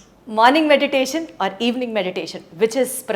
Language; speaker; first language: Telugu; native; Telugu